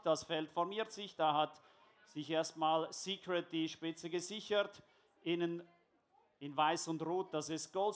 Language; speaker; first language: German; native; German